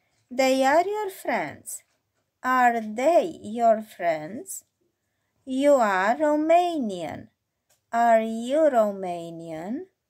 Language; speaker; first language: English; non-native, fluent; Romanian